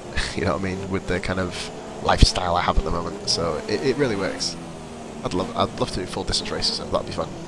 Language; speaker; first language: English; native; English